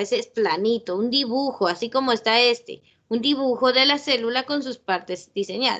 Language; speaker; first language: Spanish; native; Spanish